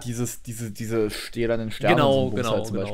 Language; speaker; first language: German; native; German